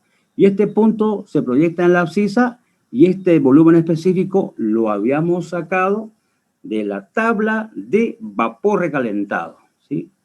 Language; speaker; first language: Spanish; native; Spanish